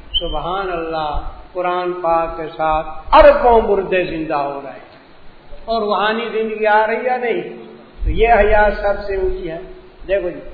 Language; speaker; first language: Urdu; native; Urdu